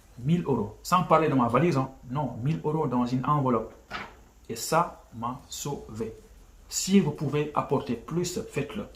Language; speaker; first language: French; non-native, local second language; Wolof